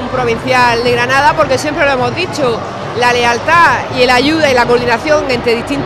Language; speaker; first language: Spanish; native; Spanish